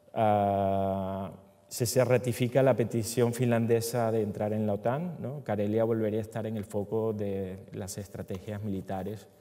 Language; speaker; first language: Spanish; native; Spanish